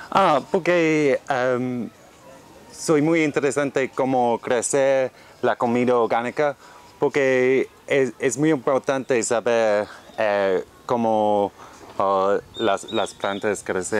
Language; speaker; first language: Spanish; non-native, learner; English